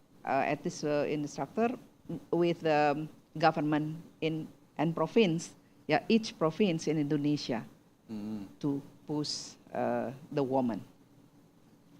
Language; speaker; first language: English; non-native, learner; Indonesian